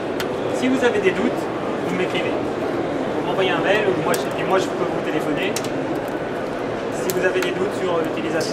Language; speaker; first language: French; native; French